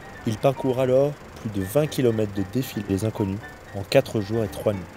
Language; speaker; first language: French; native; French